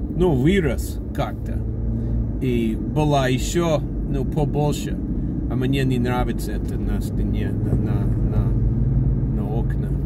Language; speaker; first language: Russian; early bilingual, heritage; Russian